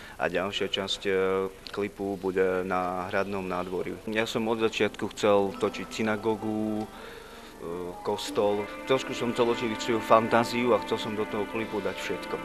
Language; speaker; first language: Slovak; non-native, local second language; Romany